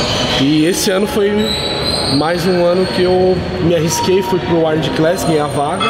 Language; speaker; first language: Portuguese; native; Portuguese